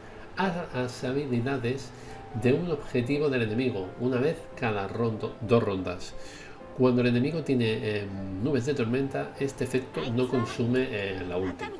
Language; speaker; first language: Spanish; native; Spanish